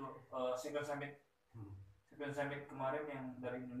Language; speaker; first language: Indonesian; native; Indonesian